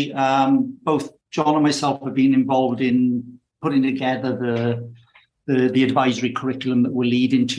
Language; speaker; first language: English; native; English